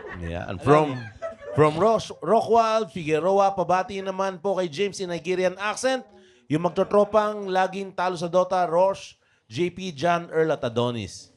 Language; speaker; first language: Filipino; native; Filipino